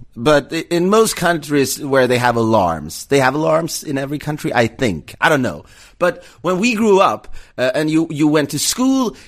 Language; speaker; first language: English; non-native, fluent; Swedish